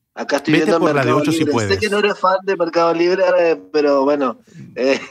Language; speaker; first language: Spanish; native; Spanish